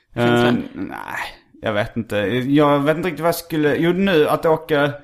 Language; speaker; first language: Swedish; native; Swedish